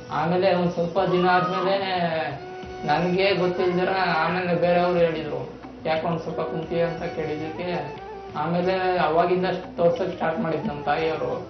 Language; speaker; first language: Kannada; native; Kannada